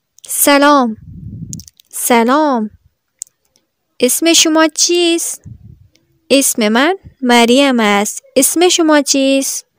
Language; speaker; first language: Persian; non-native, fluent; Urdu